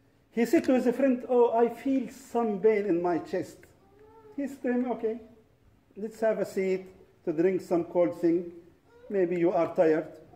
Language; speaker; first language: English; non-native, fluent; Arabic